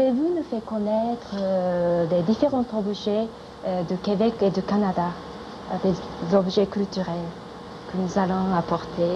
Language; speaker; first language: French; non-native, fluent; Japanese